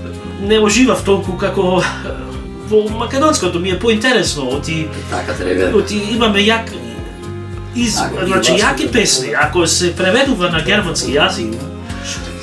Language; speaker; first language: Macedonian; early bilingual, heritage; Macedonian